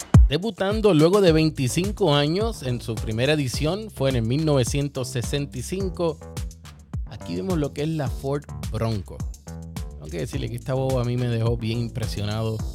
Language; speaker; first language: Spanish; native; Spanish